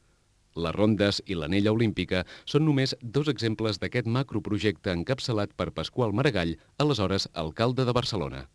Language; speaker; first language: Catalan; native; Catalan